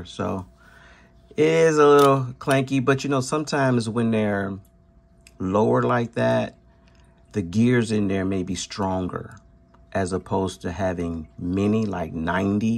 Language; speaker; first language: English; native; English